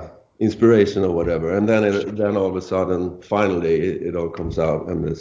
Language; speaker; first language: English; non-native, fluent; Swedish